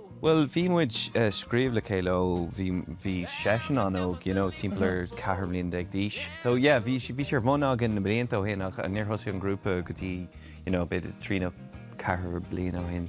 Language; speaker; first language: Irish; non-native, local second language; English